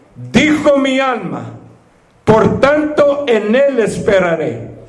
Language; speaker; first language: Spanish; native; Spanish